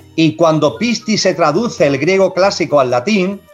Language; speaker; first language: Spanish; native; Spanish